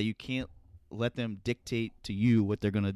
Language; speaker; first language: English; native; English